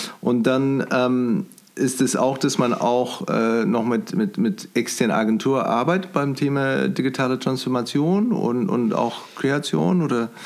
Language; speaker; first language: German; non-native, fluent; English